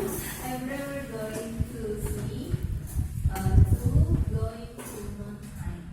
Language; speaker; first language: English; non-native, learner; Indonesian